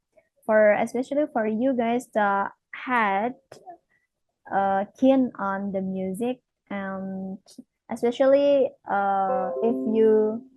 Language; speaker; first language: English; non-native, fluent; Indonesian